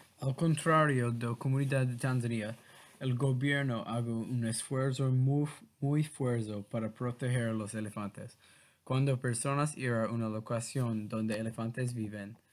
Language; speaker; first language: Spanish; non-native, learner; English